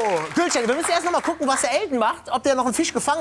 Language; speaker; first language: German; native; German